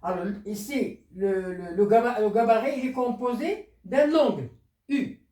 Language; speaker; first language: French; non-native, local second language; Arabic